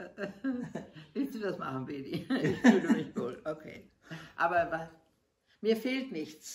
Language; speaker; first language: German; non-native, learner; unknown